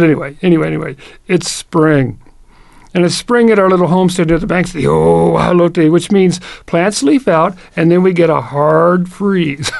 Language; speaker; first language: English; native; English